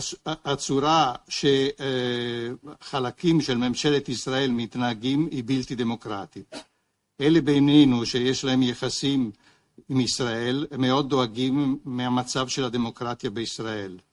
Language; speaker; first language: Hebrew; non-native, fluent; Italian